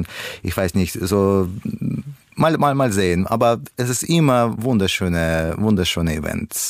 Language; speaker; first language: German; non-native, learner; Russian